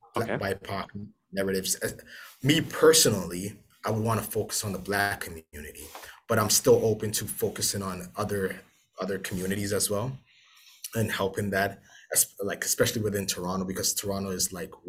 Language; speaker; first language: English; non-native, local second language; Akan